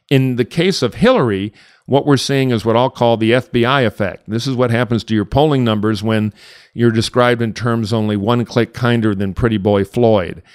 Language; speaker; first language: English; native; English